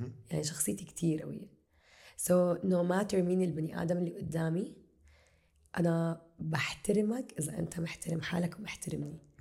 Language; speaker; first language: Arabic; native; Arabic